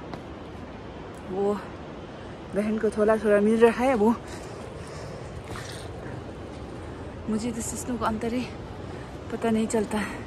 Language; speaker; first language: Hindi; non-native, local second language; Nepali